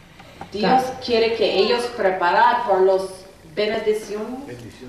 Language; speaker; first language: Spanish; non-native, learner; English